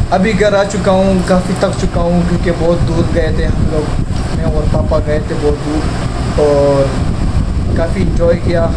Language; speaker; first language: Urdu; non-native, local second language; Pashto